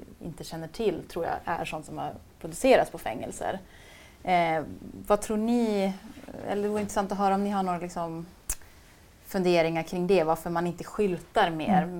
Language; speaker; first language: Swedish; native; Swedish